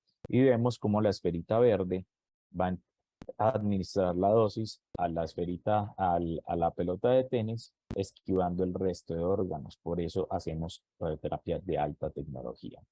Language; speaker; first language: Spanish; native; Spanish